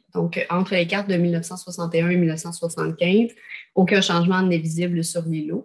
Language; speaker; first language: French; native; French